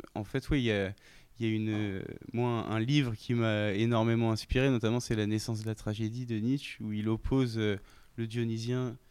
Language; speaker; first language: French; native; French